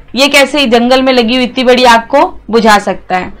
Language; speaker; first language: Hindi; non-native, local second language; Marathi